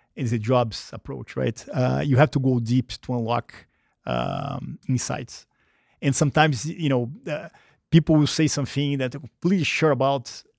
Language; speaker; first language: English; non-native, fluent; Portuguese